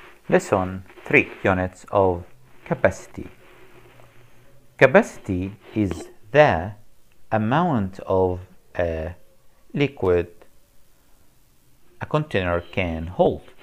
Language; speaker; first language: English; non-native, fluent; Arabic